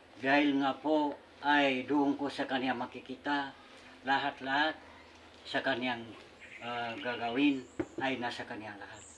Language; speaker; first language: Filipino; non-native, local second language; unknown